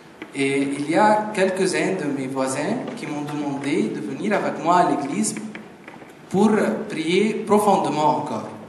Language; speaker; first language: French; non-native, fluent; Arabic